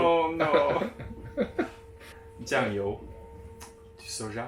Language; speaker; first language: French; non-native, fluent; Chinese